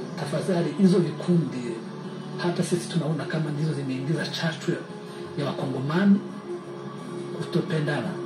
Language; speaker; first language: Swahili; non-native, local second language; Kinyarwanda